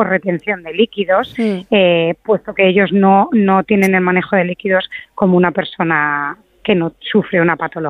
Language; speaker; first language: Spanish; native; Spanish